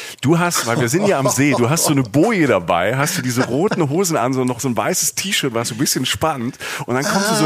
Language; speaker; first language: German; native; German